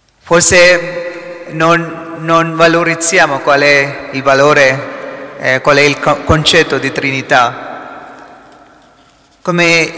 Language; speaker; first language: Italian; non-native, fluent; Malayalam